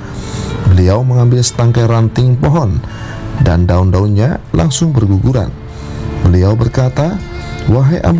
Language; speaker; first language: Indonesian; native; Indonesian